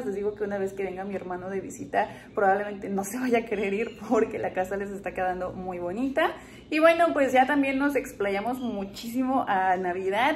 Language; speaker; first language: Spanish; native; Spanish